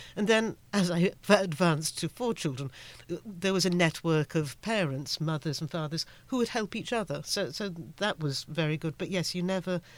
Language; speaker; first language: English; native; English